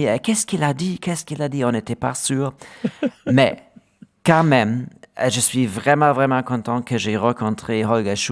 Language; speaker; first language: French; non-native, learner; German